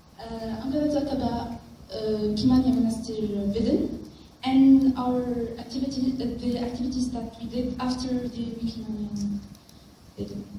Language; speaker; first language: English; non-native, local second language; Arabic